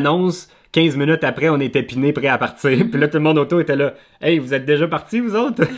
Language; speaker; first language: French; native; French